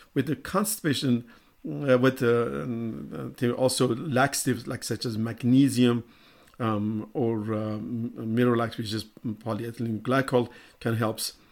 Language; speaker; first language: English; non-native, fluent; Persian